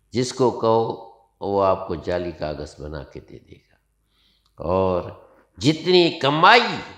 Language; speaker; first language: Urdu; non-native, local second language; Sindhi